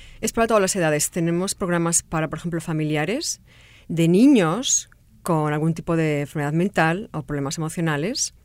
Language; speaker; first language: Spanish; native; Spanish